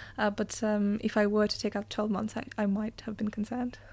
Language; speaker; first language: English; non-native, fluent; Russian